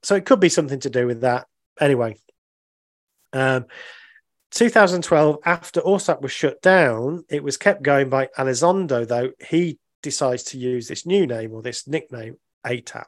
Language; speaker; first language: English; native; English